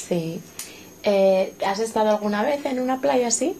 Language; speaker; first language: Spanish; non-native, fluent; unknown